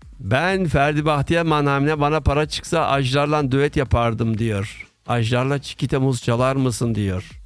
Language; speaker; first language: Turkish; early bilingual, heritage; Turkish